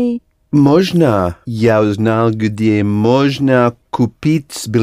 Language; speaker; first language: Russian; non-native, learner; English